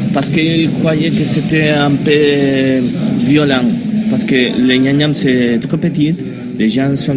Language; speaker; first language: French; non-native, learner; Spanish